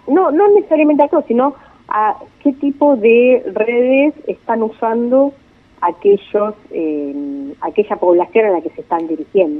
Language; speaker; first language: Spanish; native; Spanish